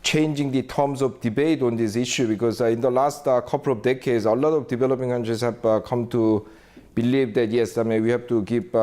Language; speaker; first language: English; non-native, fluent; Korean